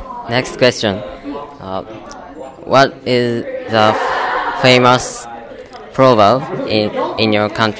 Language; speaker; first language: English; non-native, learner; Japanese